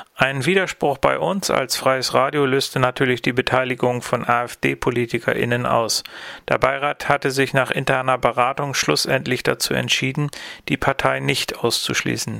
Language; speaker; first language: German; native; German